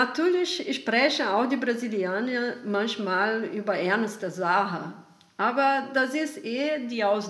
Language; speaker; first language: German; non-native, fluent; Portuguese